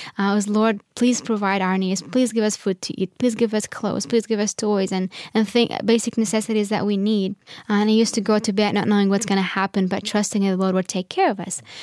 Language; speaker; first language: English; non-native, fluent; Arabic